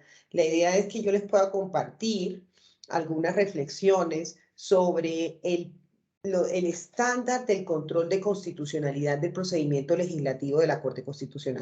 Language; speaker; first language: Spanish; native; Spanish